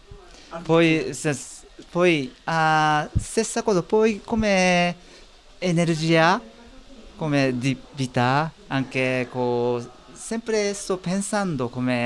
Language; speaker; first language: Italian; non-native, learner; Japanese